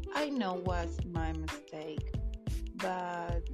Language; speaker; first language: English; non-native, learner; Spanish